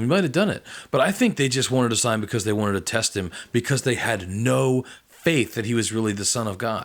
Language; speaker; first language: English; native; English